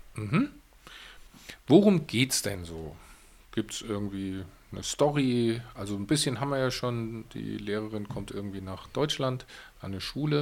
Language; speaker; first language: German; native; German